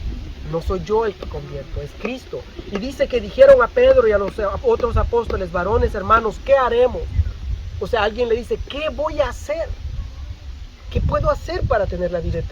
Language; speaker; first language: Spanish; native; Spanish